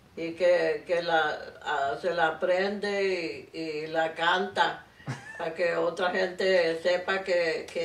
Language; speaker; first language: Spanish; early bilingual, heritage; Spanish